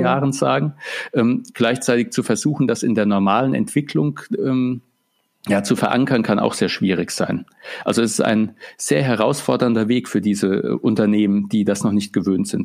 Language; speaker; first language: German; native; German